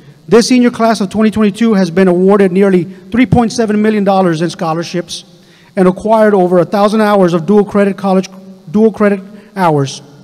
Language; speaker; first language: English; native; English